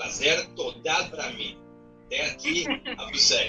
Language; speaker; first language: Portuguese; non-native, learner; Spanish